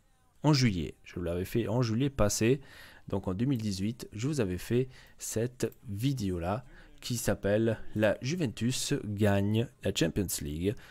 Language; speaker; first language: French; native; French